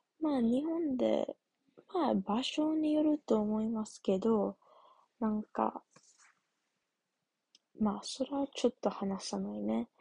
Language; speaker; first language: Japanese; non-native, learner; English